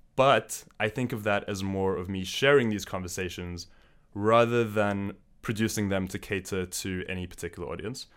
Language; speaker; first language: English; native; English